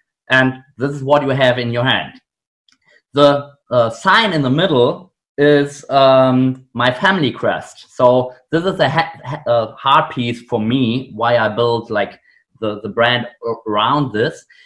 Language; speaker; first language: English; non-native, fluent; German